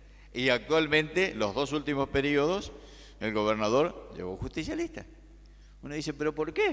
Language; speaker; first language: Spanish; native; Spanish